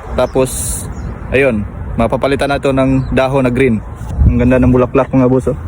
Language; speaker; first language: Filipino; native; Filipino